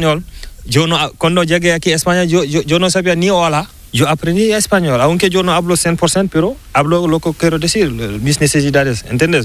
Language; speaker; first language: Spanish; non-native, learner; Fula